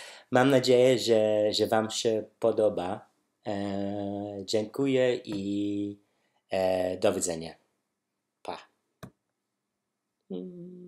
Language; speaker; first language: Polish; non-native, learner; English